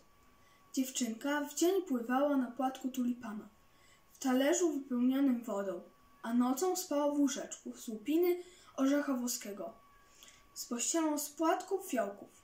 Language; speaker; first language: Polish; native; Polish